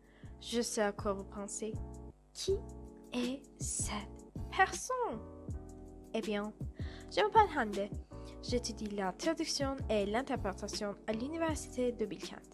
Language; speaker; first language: French; non-native, learner; Turkish